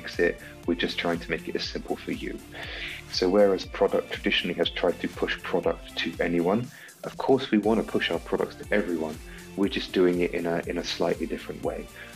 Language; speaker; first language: English; native; English